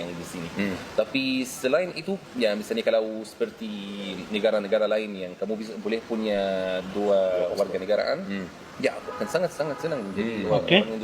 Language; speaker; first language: Indonesian; non-native, fluent; Arabic